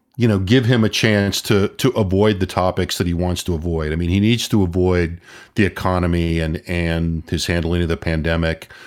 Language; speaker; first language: English; native; English